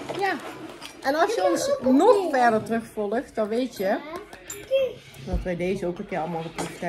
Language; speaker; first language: Dutch; native; Dutch